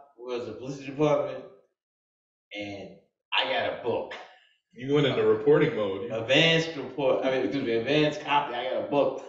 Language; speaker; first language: English; native; English